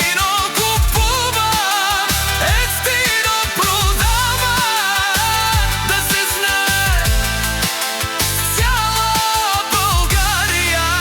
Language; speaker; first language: Bulgarian; non-native, local second language; Romany